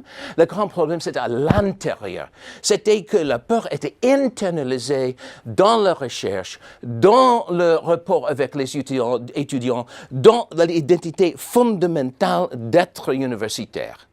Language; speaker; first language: French; non-native, fluent; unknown